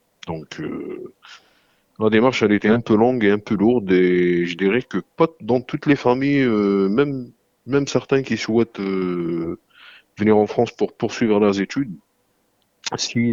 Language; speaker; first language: French; non-native, local second language; Arabic